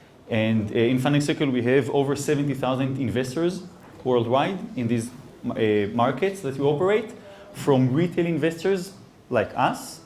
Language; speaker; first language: English; non-native, fluent; Hebrew